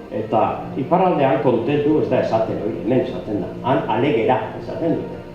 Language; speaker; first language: Basque; native; Basque